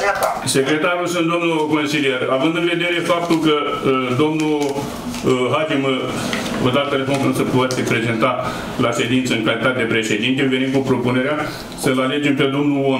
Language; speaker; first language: Romanian; native; Romanian